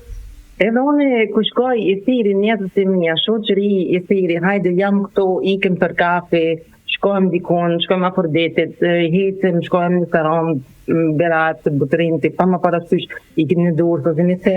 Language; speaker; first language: Albanian; non-native, learner; German